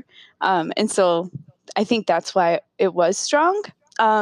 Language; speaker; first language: English; native; English